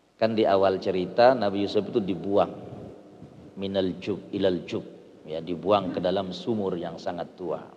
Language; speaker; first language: Indonesian; non-native, local second language; Sasak